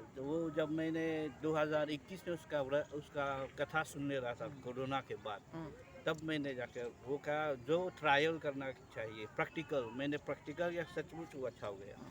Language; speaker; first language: Hindi; early bilingual, heritage; Hindi